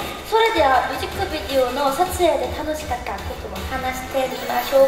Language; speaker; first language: Japanese; non-native, learner; Korean